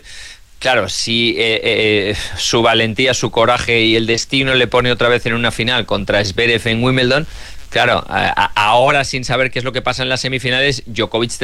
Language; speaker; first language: Spanish; native; Spanish